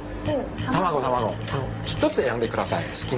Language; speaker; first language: Japanese; non-native, learner; Chinese